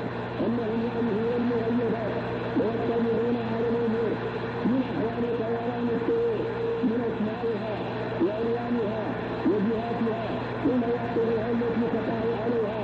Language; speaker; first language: Arabic; native; Arabic